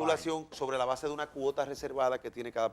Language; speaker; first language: Spanish; native; Spanish